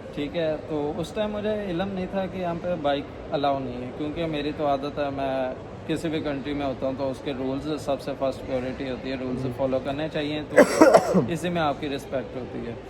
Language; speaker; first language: Urdu; non-native, local second language; Punjabi